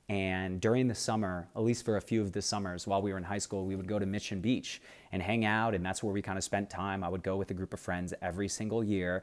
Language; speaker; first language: English; native; English